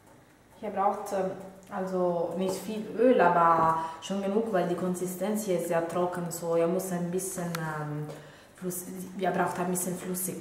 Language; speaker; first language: German; non-native, fluent; Italian